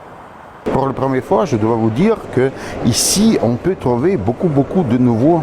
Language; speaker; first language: French; non-native, fluent; Russian